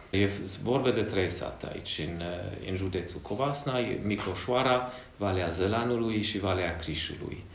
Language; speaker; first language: Romanian; non-native, fluent; Hungarian